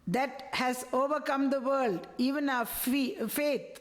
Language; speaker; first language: English; non-native, local second language; Tamil